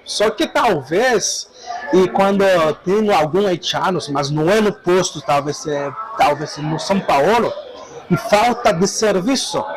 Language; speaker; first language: Portuguese; non-native, local second language; Haitian Creole